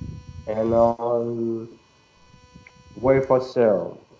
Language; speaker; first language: English; non-native, learner; Vietnamese